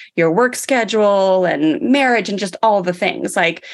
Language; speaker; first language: English; native; English